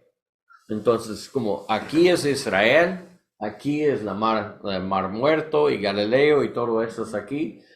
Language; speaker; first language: Spanish; non-native, learner; English